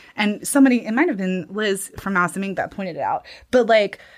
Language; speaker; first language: English; native; English